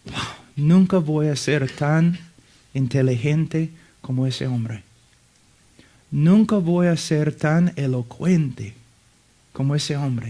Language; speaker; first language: Spanish; non-native, fluent; English